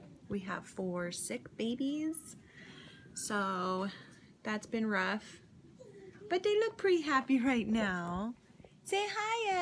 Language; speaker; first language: English; native; English